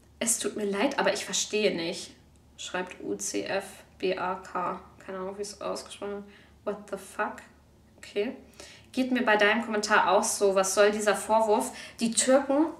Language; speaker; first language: German; early bilingual, other home language; Turkish